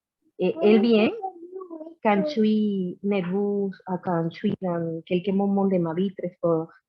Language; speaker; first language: French; non-native, learner; Spanish